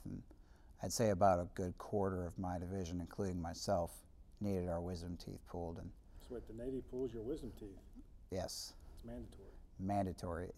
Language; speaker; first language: English; native; English